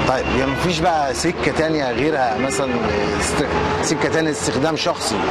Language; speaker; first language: Arabic; native; Arabic